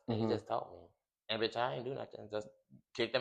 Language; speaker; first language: English; native; English